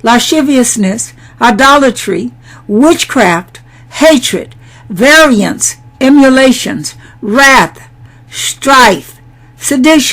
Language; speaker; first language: English; native; English